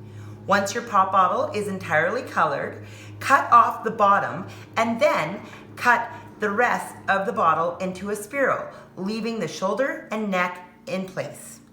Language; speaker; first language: English; native; English